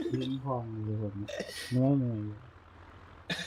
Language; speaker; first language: Thai; native; Thai